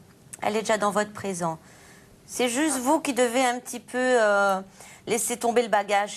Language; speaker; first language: French; native; French